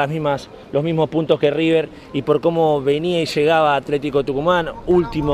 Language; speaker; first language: Spanish; native; Spanish